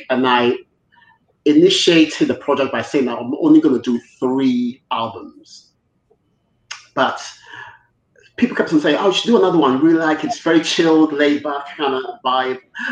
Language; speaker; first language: English; native; English